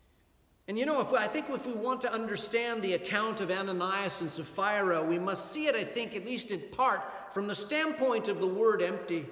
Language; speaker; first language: English; native; English